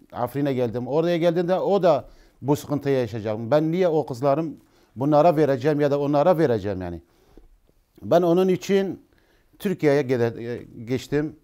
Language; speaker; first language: Turkish; non-native, learner; Arabic